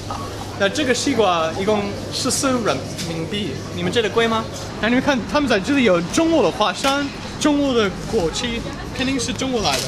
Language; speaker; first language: Chinese; non-native, fluent; English